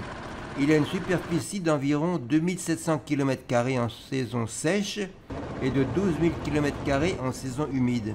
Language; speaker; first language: French; native; French